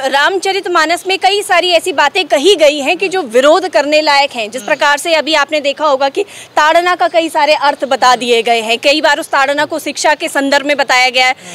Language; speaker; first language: Hindi; native; Hindi